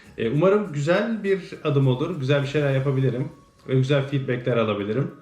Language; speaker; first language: Turkish; early bilingual, heritage; Turkish